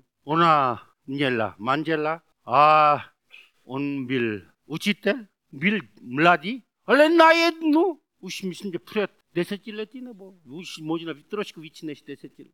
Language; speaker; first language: Czech; non-native, learner; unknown